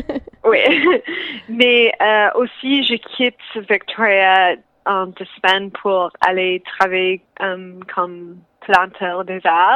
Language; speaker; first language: French; non-native, local second language; English